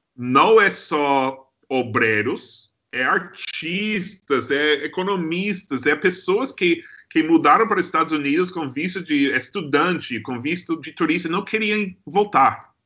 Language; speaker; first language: Portuguese; non-native, fluent; English